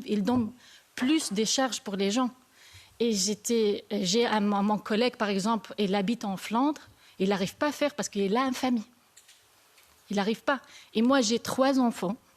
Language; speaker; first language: French; non-native, learner; Arabic